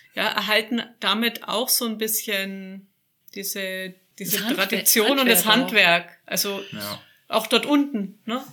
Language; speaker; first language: German; native; German